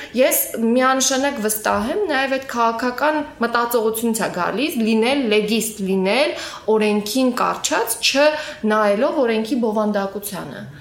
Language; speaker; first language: Armenian; native; Armenian